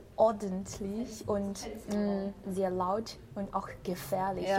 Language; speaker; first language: German; non-native, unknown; Chinese